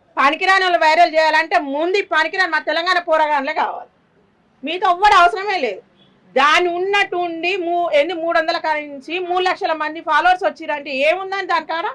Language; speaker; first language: Telugu; native; Telugu